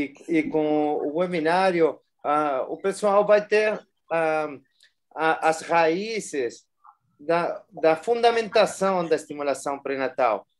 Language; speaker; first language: Portuguese; non-native, fluent; Spanish